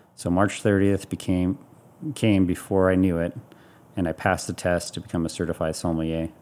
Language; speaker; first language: English; native; English